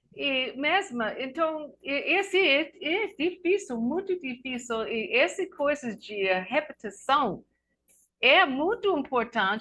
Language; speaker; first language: Portuguese; non-native, learner; English